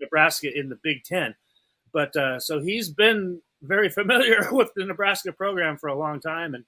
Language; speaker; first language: English; native; English